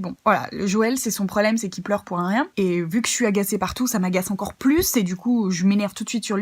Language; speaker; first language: French; native; French